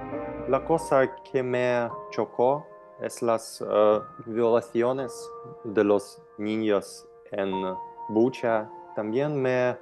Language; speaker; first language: Spanish; non-native, fluent; Ukrainian